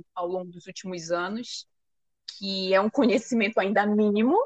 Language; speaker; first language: Portuguese; native; Portuguese